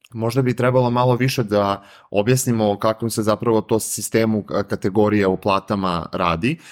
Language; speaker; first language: Serbian; native; Serbian